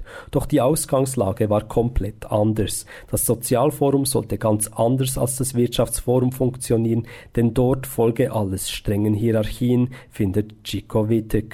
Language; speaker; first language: German; native; German